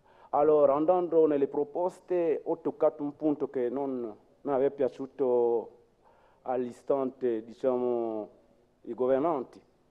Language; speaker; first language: Italian; non-native, fluent; French